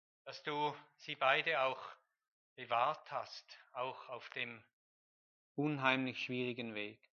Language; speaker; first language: German; native; German